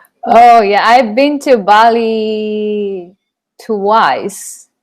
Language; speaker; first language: English; non-native, fluent; Japanese